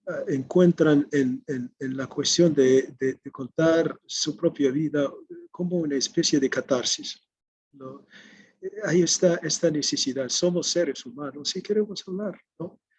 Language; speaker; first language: Spanish; non-native, fluent; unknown